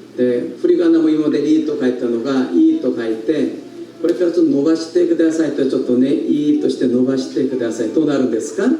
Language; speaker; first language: Japanese; non-native, fluent; Korean